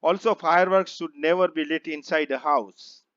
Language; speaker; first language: English; non-native, local second language; Gujarati